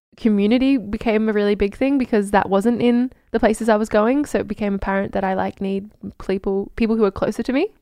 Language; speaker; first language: English; native; English